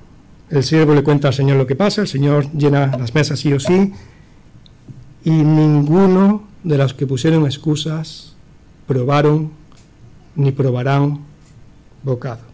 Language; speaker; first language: Spanish; native; Spanish